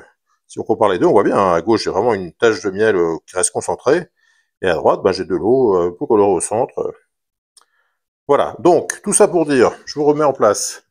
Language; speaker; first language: French; native; French